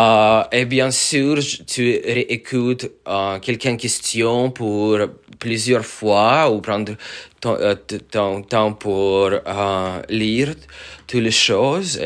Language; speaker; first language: French; non-native, learner; Russian